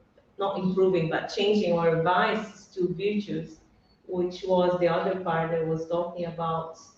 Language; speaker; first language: English; non-native, fluent; Portuguese